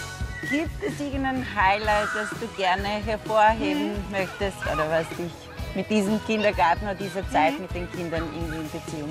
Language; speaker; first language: German; native; German